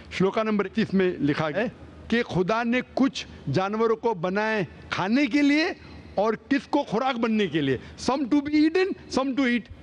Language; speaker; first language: Hindi; non-native, local second language; Konkani